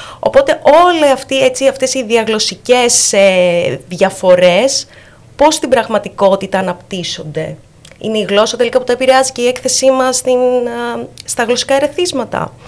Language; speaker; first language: Greek; native; Greek